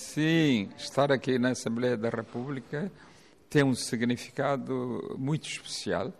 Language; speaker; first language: Portuguese; non-native, local second language; Kabuverdianu